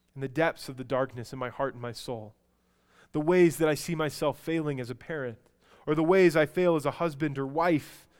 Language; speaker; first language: English; native; English